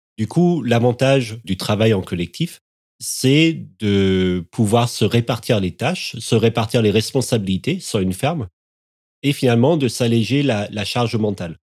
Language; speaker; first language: French; native; French